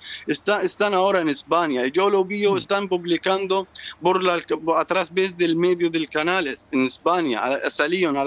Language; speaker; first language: Spanish; non-native, learner; Arabic